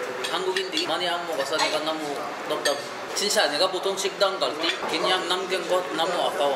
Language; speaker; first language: Korean; non-native, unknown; Arabic